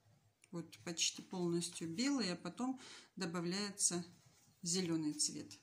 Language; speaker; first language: Russian; native; Russian